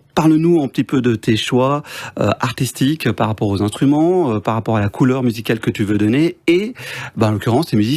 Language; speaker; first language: French; native; French